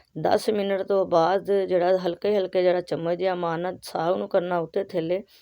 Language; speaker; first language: Punjabi; non-native, local second language; Urdu